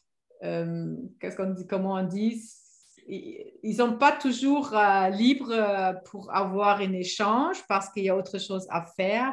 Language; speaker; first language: French; non-native, fluent; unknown